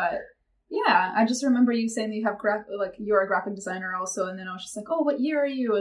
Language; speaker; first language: English; non-native, fluent; Russian